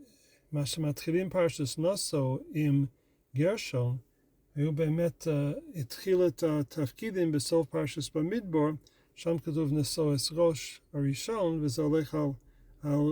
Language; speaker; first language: Hebrew; non-native, fluent; English